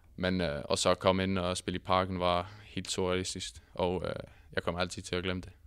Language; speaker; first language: Danish; non-native, fluent; Icelandic